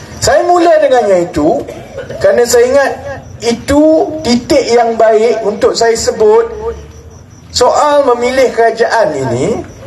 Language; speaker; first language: Malay; native; Malay